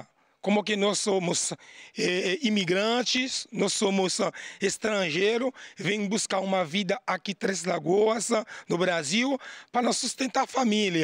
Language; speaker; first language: Portuguese; non-native, learner; Haitian Creole